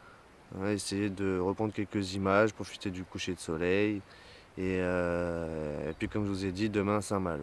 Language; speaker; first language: French; native; French